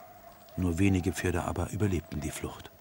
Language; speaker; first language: German; native; German